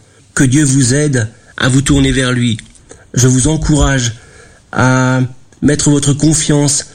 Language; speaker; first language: French; early bilingual, other home language; Portuguese